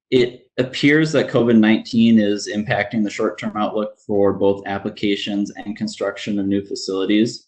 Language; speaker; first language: English; native; English